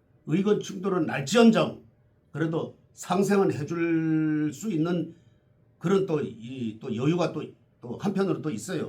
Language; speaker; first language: Korean; native; Korean